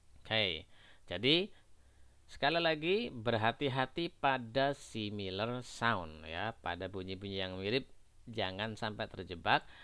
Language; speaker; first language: Indonesian; native; Indonesian